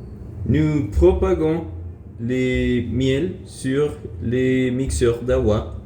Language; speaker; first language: French; non-native, learner; Spanish